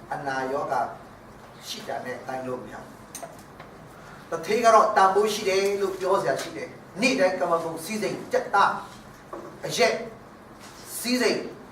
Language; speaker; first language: Burmese; non-native, local second language; Hakha Chin